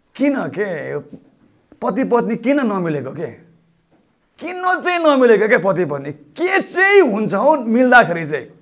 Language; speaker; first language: Nepali; non-native, local second language; Eastern Tamang